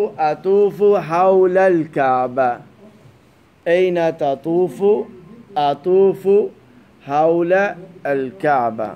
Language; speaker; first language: Arabic; non-native, fluent; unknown